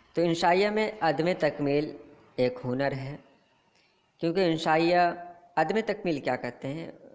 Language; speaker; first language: Urdu; native; Urdu